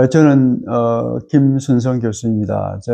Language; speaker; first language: Korean; native; Korean